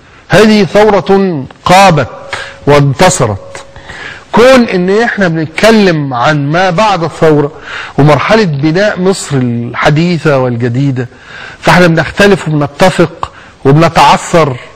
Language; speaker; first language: Arabic; native; Arabic